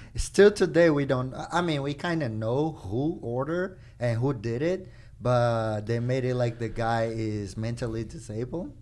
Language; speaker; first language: English; non-native, fluent; Portuguese